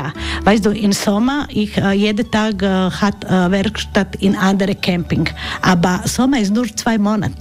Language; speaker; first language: German; non-native, learner; Croatian